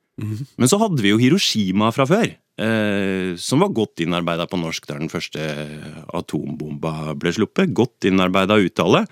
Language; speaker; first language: Norwegian; native; Norwegian